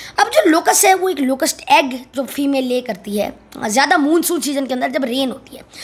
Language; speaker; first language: Urdu; non-native, local second language; Punjabi